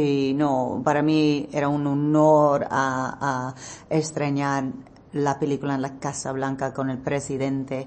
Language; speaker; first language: Spanish; early bilingual, heritage; English